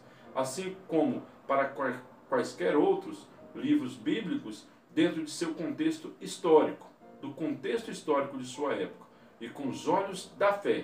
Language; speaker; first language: Portuguese; native; Portuguese